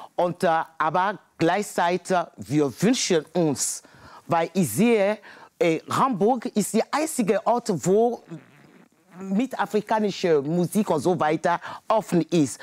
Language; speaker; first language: German; non-native, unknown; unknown